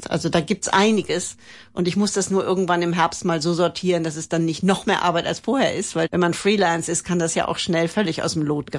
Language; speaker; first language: German; native; German